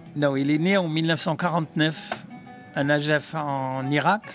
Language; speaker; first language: French; non-native, local second language; Arabic